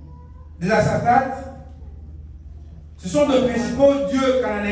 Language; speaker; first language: French; non-native, local second language; Lingala